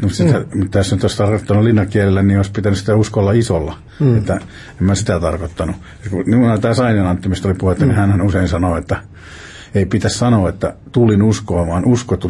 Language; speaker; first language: Finnish; native; Finnish